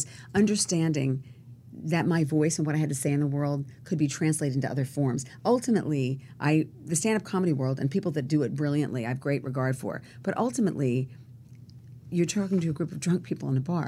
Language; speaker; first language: English; native; English